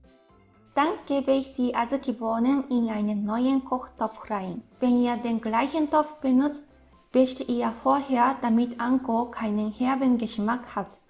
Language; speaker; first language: German; non-native, fluent; Japanese